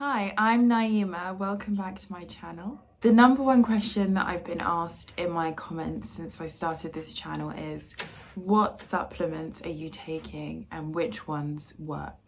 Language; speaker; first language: English; native; English